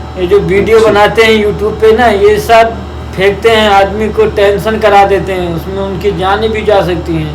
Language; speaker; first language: Hindi; non-native, local second language; Malayalam